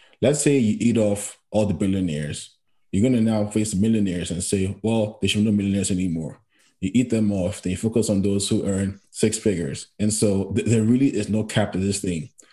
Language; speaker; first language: English; non-native, local second language; Yoruba